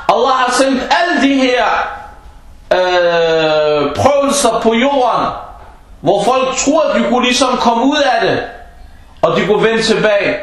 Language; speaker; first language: Danish; non-native, local second language; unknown